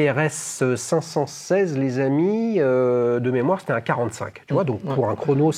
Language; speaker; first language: French; native; French